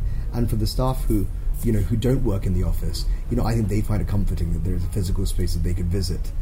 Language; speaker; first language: English; non-native, local second language; Cantonese